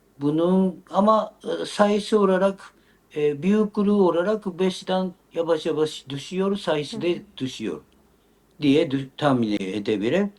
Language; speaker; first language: Turkish; non-native, learner; Japanese